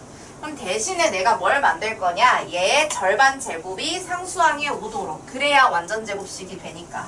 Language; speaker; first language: Korean; native; Korean